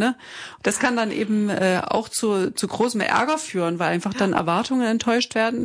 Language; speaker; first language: German; native; German